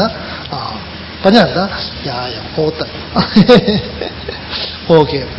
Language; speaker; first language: Russian; non-native, learner; Tibetan